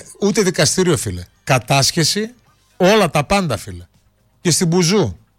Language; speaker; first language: Greek; native; Greek